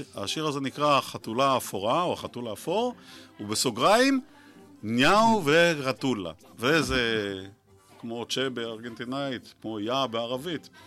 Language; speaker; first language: Hebrew; native; Hebrew